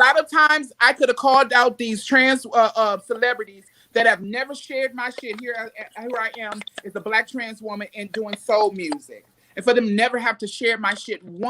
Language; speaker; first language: English; native; English